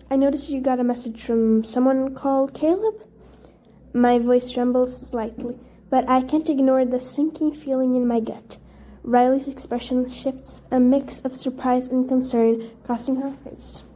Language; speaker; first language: English; non-native, fluent; Portuguese